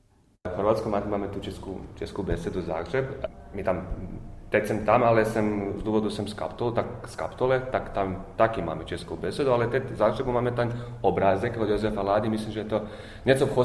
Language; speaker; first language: Czech; early bilingual, heritage; Czech